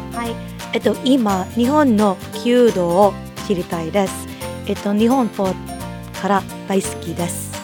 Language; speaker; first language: Japanese; non-native, learner; English